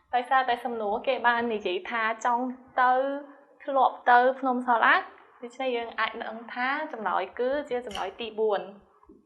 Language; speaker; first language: Khmer; non-native, fluent; Korean